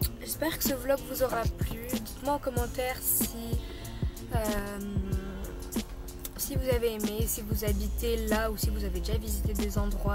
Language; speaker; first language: French; native; French